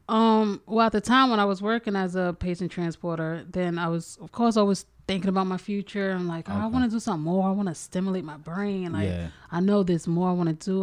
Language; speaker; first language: English; native; English